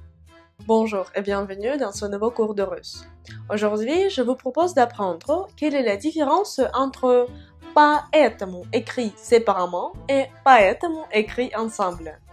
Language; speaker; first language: French; non-native, fluent; Russian